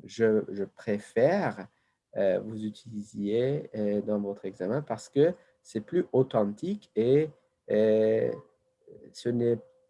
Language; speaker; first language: French; non-native, fluent; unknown